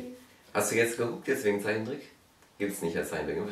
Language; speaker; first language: German; native; German